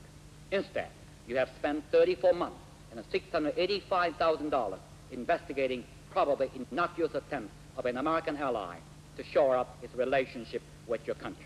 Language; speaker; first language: English; non-native, local second language; Korean